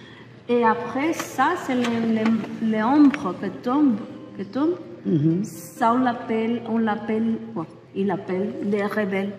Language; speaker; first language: French; non-native, learner; Spanish